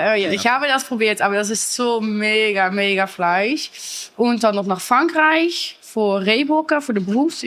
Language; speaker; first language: German; non-native, learner; Dutch